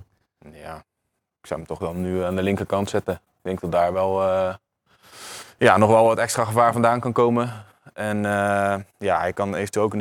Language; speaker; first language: Dutch; native; Dutch